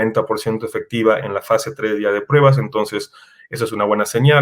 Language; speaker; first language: Spanish; native; Spanish